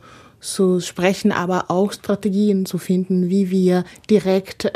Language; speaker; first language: German; non-native, fluent; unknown